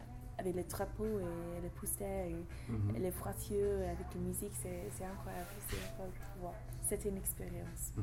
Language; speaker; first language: French; non-native, learner; English